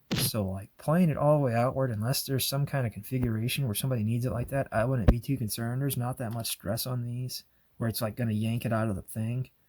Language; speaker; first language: English; native; English